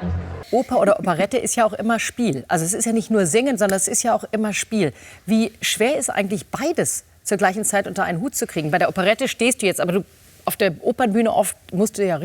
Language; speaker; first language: German; native; German